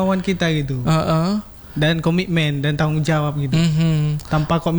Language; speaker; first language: Indonesian; native; Indonesian